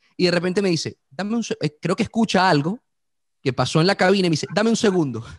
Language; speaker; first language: Spanish; native; Spanish